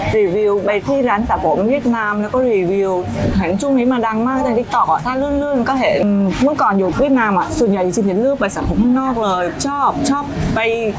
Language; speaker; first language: Thai; non-native, fluent; Vietnamese